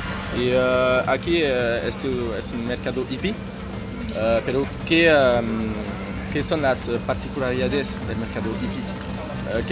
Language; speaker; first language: Spanish; non-native, learner; French